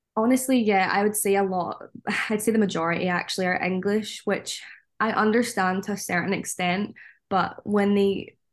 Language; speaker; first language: English; native; English